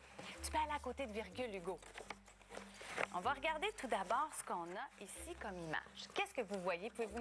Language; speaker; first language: French; native; French